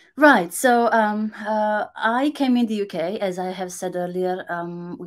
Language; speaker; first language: English; non-native, fluent; Romanian